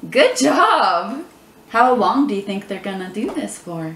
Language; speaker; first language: English; native; English